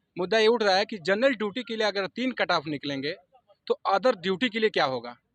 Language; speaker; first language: Hindi; non-native, local second language; Assamese